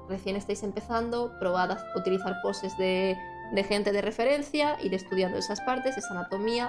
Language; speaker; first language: Spanish; native; Spanish